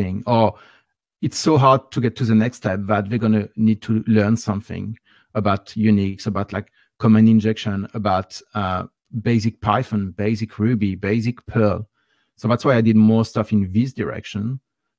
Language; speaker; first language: English; non-native, fluent; French